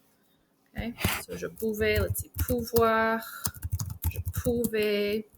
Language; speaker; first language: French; non-native, fluent; English